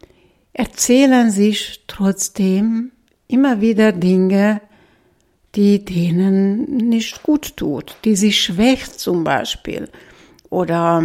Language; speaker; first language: German; non-native, fluent; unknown